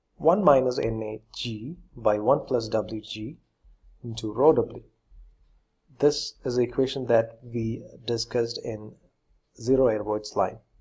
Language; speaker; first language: English; non-native, local second language; Malayalam